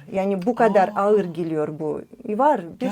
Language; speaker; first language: Turkish; non-native, learner; Russian